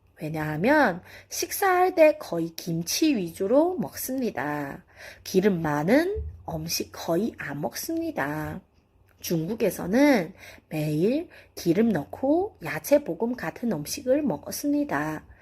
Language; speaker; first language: Korean; non-native, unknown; Chinese